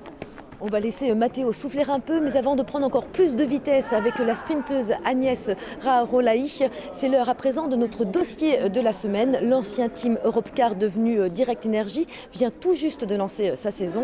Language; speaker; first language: French; native; French